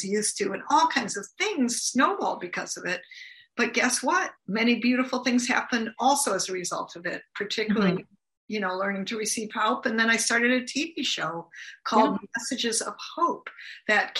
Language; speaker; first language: English; native; English